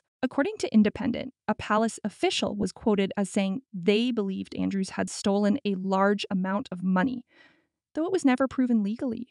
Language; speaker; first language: English; native; English